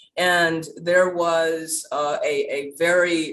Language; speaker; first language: English; native; English